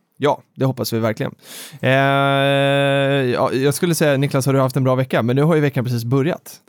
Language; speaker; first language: Swedish; native; Swedish